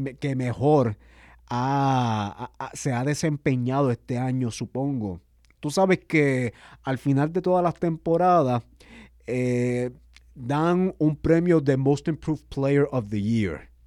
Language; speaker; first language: Spanish; native; Spanish